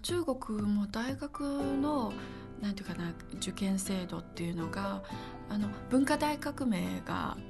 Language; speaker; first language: Japanese; non-native, fluent; Chinese